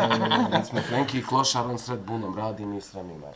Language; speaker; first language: Bosnian; native; Bosnian